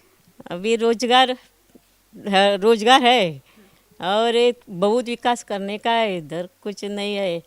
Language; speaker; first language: Hindi; non-native, local second language; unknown